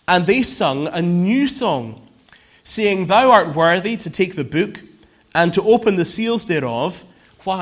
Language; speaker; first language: English; native; English